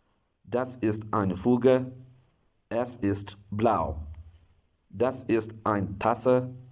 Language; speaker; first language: German; non-native, fluent; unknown